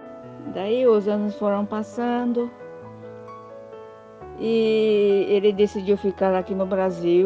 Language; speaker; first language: Portuguese; early bilingual, other home language; Japanese